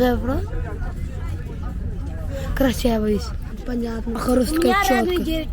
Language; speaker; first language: Russian; native; Russian